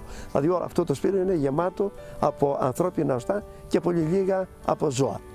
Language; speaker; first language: Greek; native; Greek